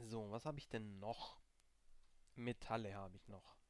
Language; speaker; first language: German; native; German